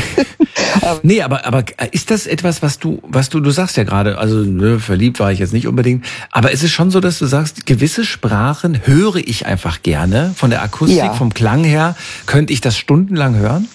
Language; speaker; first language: German; native; German